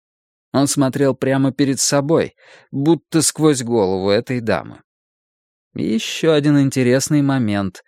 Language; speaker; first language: Russian; native; Russian